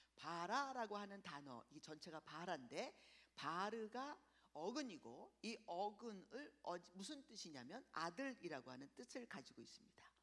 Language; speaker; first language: Korean; early bilingual, heritage; Korean